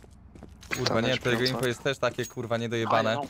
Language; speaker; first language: Polish; native; Polish